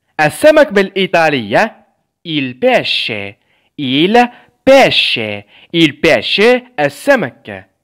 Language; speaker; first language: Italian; non-native, fluent; Arabic